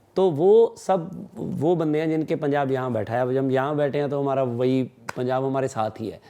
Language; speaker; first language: Hindi; non-native, local second language; Punjabi